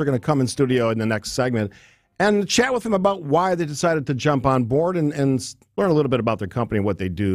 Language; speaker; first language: English; native; English